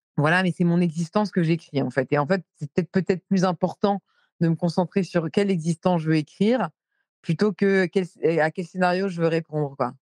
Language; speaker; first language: French; native; French